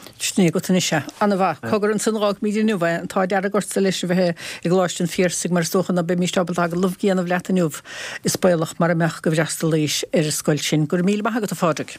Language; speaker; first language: Irish; native; Irish